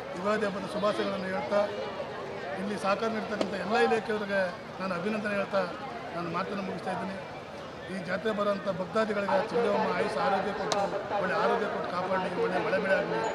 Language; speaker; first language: Kannada; native; Kannada